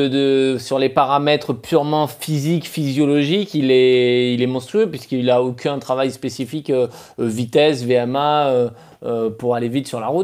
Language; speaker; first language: French; native; French